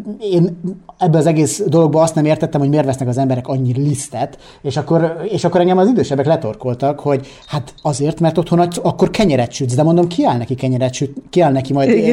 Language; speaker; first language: Hungarian; native; Hungarian